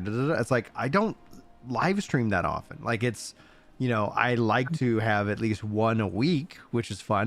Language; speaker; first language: English; native; English